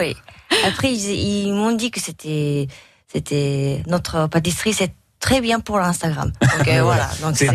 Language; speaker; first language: French; non-native, learner; Japanese